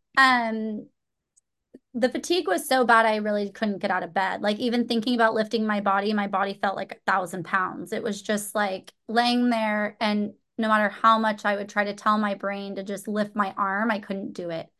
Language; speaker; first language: English; native; English